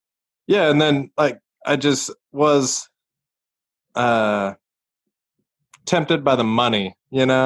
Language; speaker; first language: English; native; English